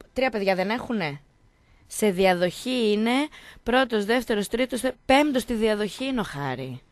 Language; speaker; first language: Greek; native; Greek